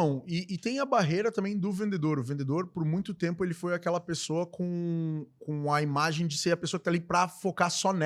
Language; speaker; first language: Portuguese; native; Portuguese